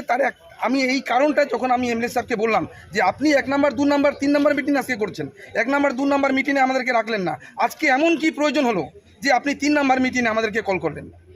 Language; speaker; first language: Bangla; non-native, local second language; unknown